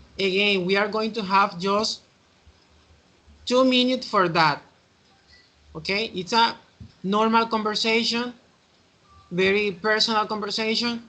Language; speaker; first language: English; non-native, fluent; Spanish